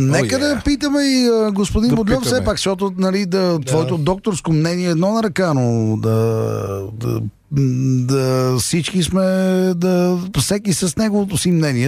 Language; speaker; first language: Bulgarian; native; Bulgarian